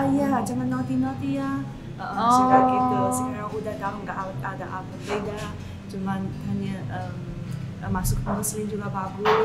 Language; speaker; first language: Indonesian; non-native, learner; Chinese